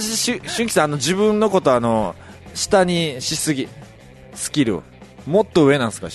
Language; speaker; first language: Japanese; native; Japanese